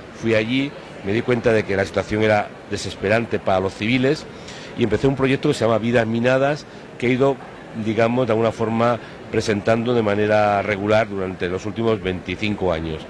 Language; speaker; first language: Spanish; native; Spanish